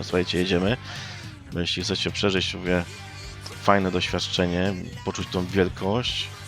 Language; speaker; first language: Polish; native; Polish